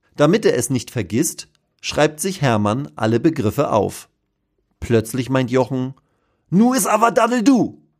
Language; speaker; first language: German; native; German